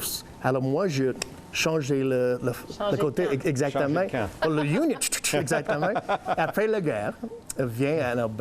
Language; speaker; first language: French; non-native, learner; English